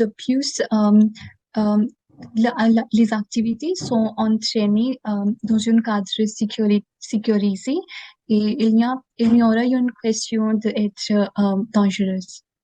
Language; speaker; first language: French; non-native, learner; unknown